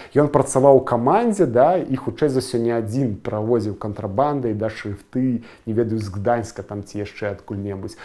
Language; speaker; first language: Belarusian; native; Belarusian